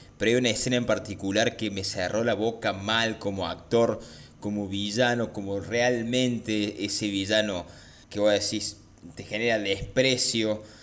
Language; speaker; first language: Spanish; native; Spanish